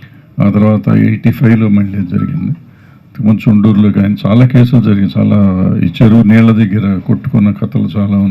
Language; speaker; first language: Telugu; native; Telugu